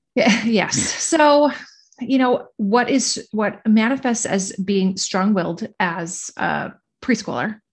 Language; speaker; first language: English; native; English